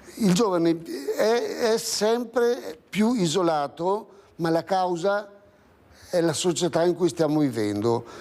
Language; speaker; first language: Italian; native; Italian